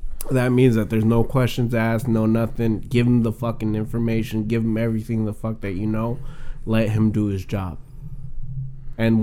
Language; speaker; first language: English; early bilingual, other home language; Spanish